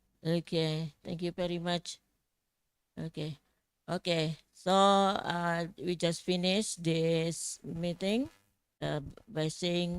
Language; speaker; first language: English; non-native, fluent; Indonesian